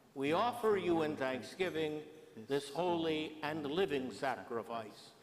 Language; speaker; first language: English; native; English